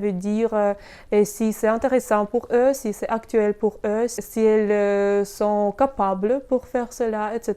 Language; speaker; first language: French; non-native, fluent; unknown